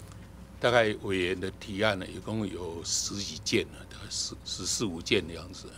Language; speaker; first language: Chinese; native; Chinese